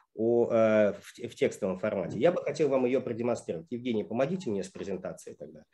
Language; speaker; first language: Russian; native; Russian